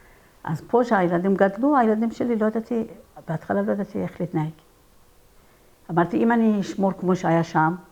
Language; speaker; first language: Hebrew; non-native, fluent; Persian